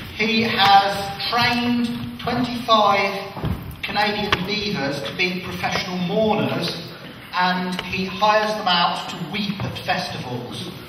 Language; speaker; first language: English; native; English